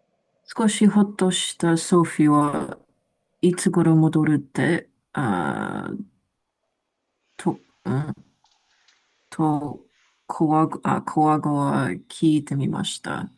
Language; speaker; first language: Japanese; non-native, learner; English